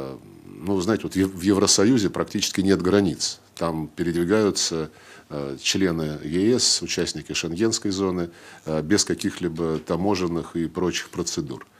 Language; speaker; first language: Russian; native; Russian